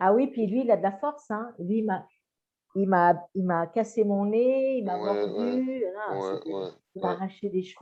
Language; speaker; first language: French; native; French